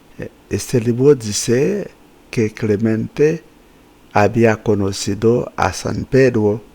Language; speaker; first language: Spanish; non-native, fluent; Haitian Creole